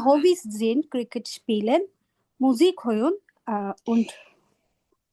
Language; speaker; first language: German; non-native, learner; Bangla